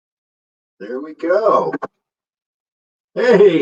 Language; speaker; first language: English; native; English